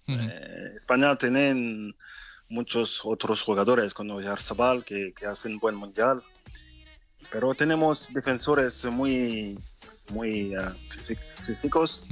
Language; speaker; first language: Spanish; non-native, fluent; French